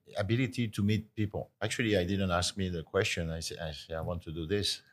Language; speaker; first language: English; non-native, fluent; French